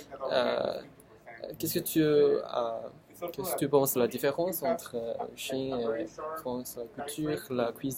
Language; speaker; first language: French; non-native, learner; Chinese